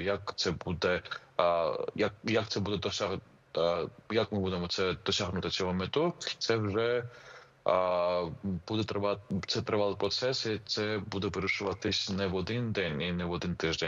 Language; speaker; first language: Ukrainian; non-native, fluent; Georgian